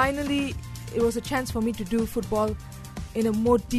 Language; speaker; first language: English; non-native, local second language; Tamil